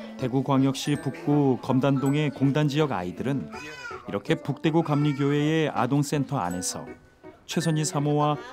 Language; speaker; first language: Korean; native; Korean